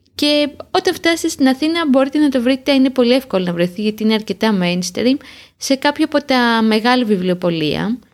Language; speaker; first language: Greek; native; Greek